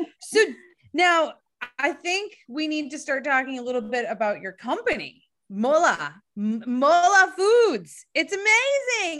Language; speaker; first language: English; native; English